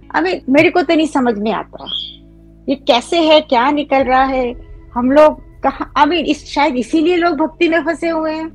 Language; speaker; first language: Hindi; native; Hindi